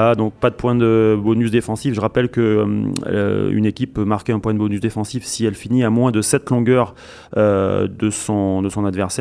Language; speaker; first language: French; native; French